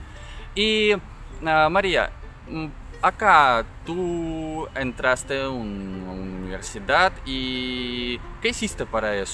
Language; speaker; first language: Spanish; non-native, learner; Russian